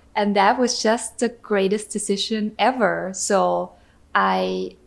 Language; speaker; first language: English; non-native, fluent; German